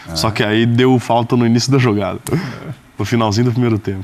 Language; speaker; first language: Portuguese; native; Portuguese